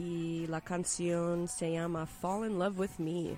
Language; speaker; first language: Spanish; non-native, learner; English